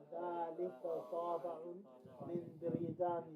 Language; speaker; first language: Arabic; non-native, learner; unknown